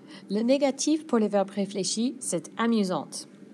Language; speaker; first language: French; non-native, fluent; English